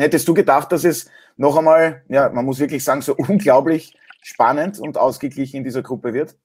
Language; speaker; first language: German; native; German